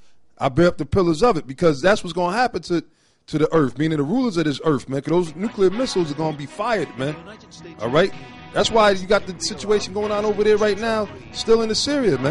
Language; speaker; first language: English; native; English